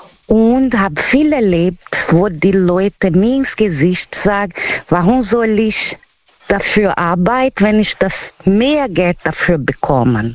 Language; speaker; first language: German; non-native, learner; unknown